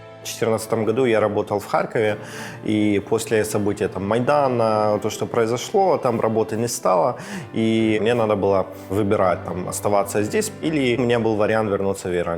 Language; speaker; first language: Russian; non-native, fluent; Persian